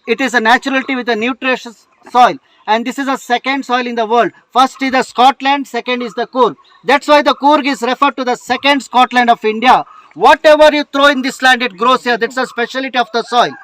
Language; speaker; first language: English; non-native, local second language; Malayalam